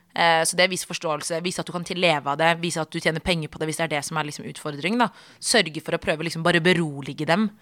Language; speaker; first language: Norwegian; early bilingual, other home language; Tigrinya